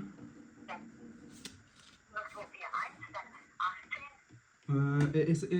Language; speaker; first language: German; native; German